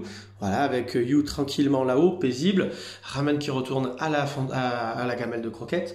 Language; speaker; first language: French; native; French